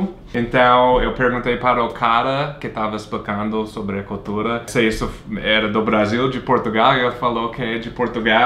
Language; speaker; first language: Portuguese; non-native, fluent; English